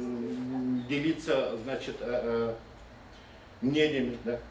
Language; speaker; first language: Russian; non-native, fluent; Mongolian